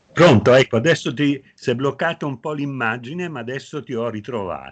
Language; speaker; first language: Italian; native; Italian